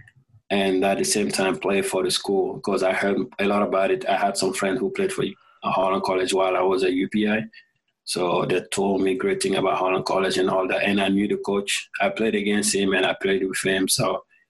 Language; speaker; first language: English; non-native, fluent; French